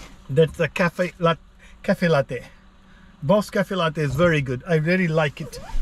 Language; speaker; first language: English; non-native, local second language; Urdu